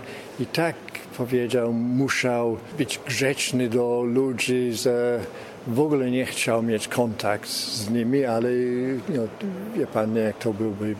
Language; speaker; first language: Polish; early bilingual, heritage; English